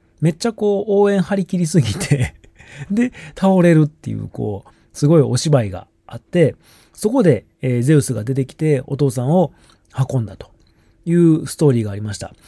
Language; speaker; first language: Japanese; native; Japanese